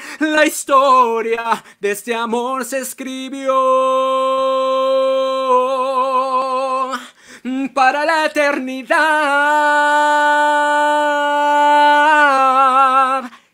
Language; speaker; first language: Spanish; native; Spanish